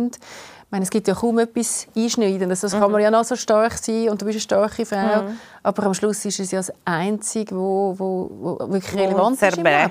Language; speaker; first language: German; native; German